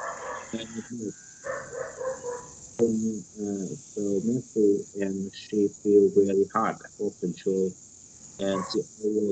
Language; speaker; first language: English; non-native, learner; Vietnamese